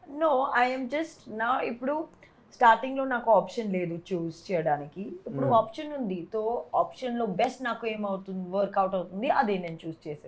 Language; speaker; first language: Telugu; non-native, learner; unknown